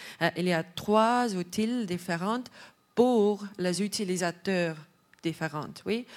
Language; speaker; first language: French; non-native, learner; Estonian